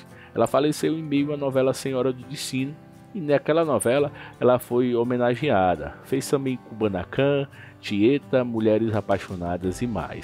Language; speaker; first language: Portuguese; native; Portuguese